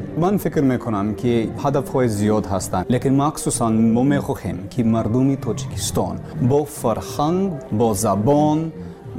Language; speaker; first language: Persian; non-native, learner; English